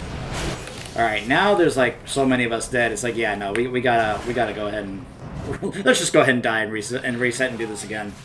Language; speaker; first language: English; native; English